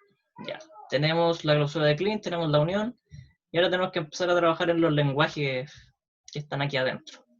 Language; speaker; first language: Spanish; native; Spanish